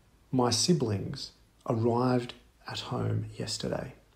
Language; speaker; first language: English; native; English